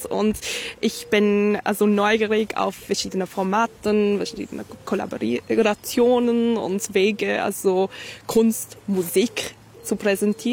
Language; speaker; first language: German; non-native, fluent; English